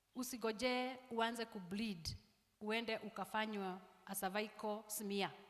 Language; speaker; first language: Swahili; non-native, local second language; Kikuyu